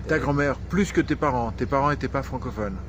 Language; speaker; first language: French; native; French